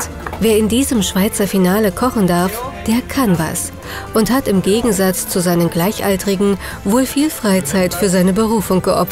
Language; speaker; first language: German; native; German